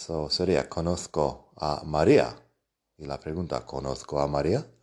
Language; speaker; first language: Spanish; non-native, fluent; English